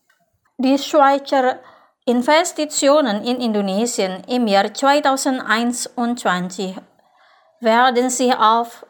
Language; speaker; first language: German; non-native, fluent; Indonesian